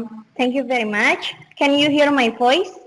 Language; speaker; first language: English; non-native, learner; Indonesian